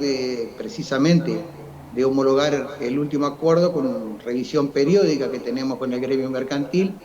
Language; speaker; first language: Spanish; native; Spanish